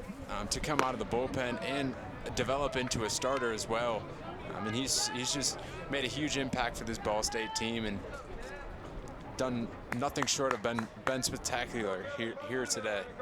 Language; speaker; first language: English; native; English